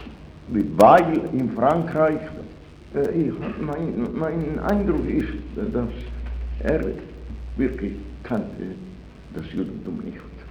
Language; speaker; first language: German; non-native, fluent; Italian